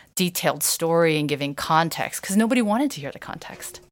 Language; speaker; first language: English; native; English